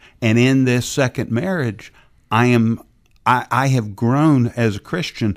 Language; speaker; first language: English; native; English